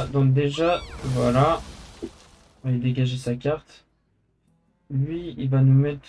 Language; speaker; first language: French; native; French